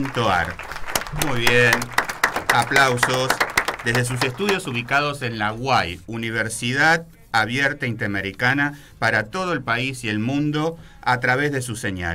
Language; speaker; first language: Spanish; native; Spanish